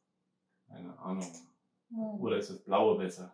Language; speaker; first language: German; native; German